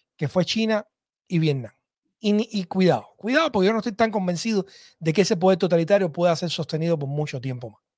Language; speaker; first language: Spanish; native; Spanish